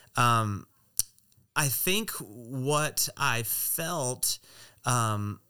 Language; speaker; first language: English; native; English